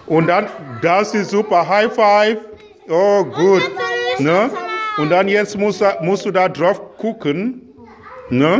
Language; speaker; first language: German; non-native, fluent; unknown